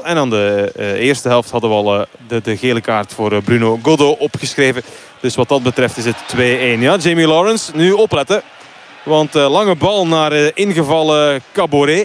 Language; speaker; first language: Dutch; native; Dutch